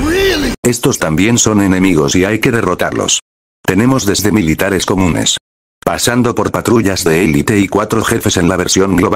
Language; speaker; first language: Spanish; native; Spanish